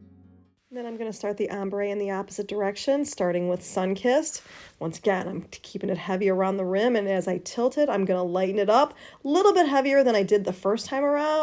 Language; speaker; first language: English; native; English